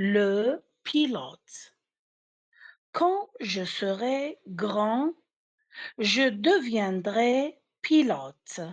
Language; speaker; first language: French; non-native, fluent; Arabic